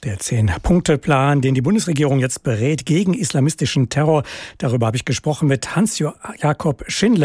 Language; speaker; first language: German; native; German